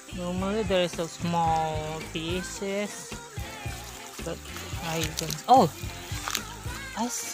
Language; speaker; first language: English; non-native, learner; Indonesian